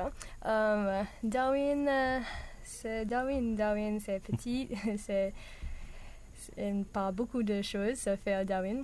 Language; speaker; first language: French; non-native, learner; English